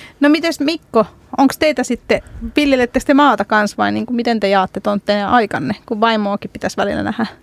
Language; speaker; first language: Finnish; non-native, fluent; Hungarian